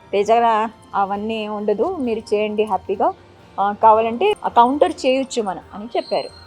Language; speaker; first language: Telugu; non-native, fluent; Marathi